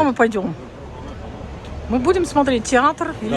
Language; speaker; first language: Russian; native; Russian